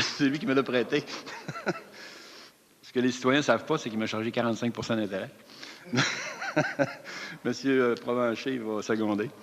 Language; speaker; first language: French; native; French